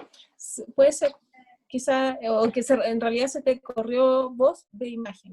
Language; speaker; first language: Spanish; native; Spanish